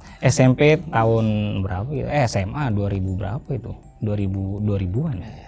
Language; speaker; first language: Indonesian; native; Indonesian